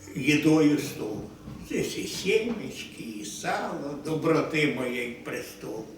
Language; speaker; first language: Russian; non-native, local second language; Ukrainian